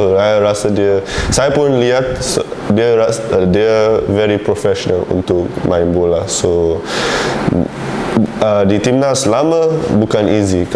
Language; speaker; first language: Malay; non-native, learner; English